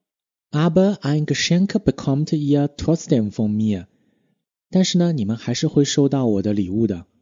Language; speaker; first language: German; non-native, fluent; Chinese